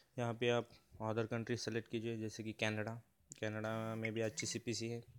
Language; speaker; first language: Hindi; non-native, local second language; Marathi